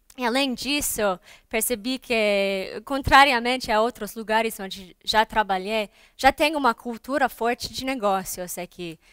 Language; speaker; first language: Portuguese; non-native, fluent; English